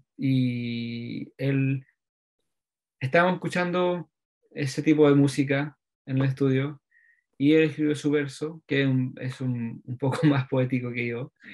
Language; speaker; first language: Spanish; early bilingual, heritage; Norwegian